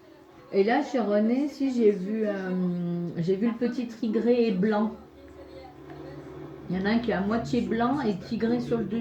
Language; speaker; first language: French; native; French